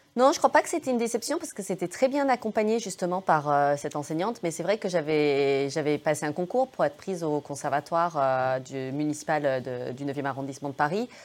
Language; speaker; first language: French; early bilingual, other home language; English